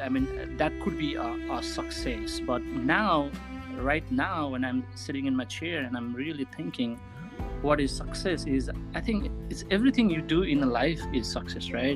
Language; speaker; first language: English; non-native, local second language; Nepali